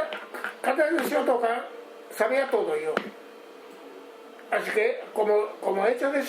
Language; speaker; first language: Spanish; non-native, learner; Japanese